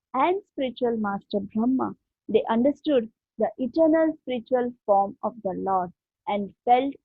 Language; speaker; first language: English; non-native, local second language; Hindi